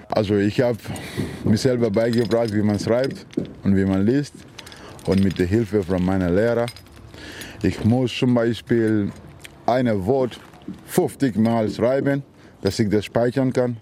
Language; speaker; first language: German; non-native, learner; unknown